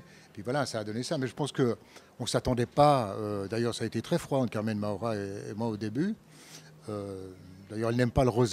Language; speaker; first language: French; native; French